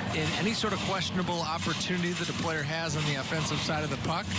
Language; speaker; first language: English; native; English